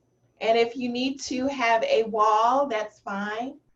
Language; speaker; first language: English; native; English